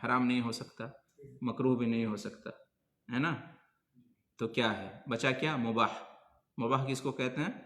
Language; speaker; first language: Urdu; native; Urdu